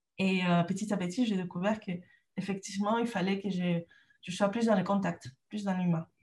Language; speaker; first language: French; non-native, fluent; Spanish